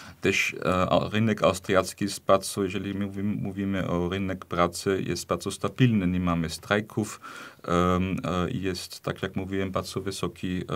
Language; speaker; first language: Polish; non-native, fluent; German